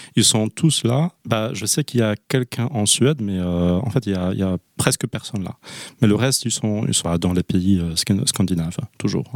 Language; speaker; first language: French; non-native, fluent; Polish